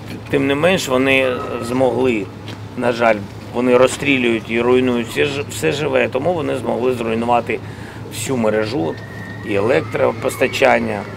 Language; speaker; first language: Ukrainian; non-native, local second language; Russian